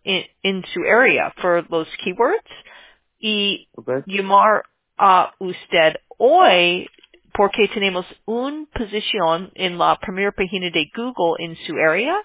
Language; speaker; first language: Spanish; non-native, learner; English